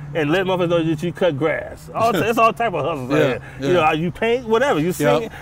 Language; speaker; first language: English; native; English